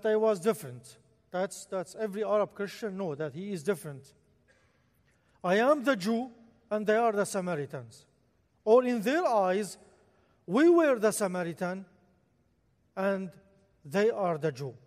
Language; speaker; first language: English; non-native, fluent; Arabic